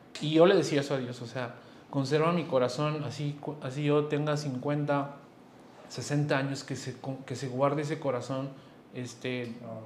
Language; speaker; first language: Spanish; native; Spanish